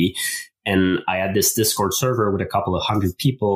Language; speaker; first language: English; non-native, fluent; French